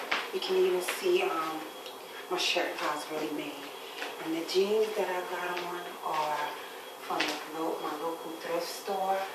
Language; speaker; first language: English; native; English